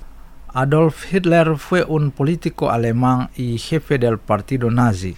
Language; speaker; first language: Spanish; non-native, fluent; Indonesian